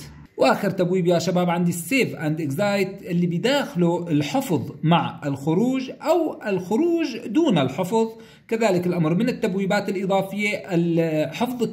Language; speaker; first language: Arabic; native; Arabic